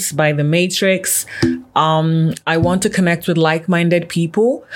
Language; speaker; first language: English; non-native, local second language; Yoruba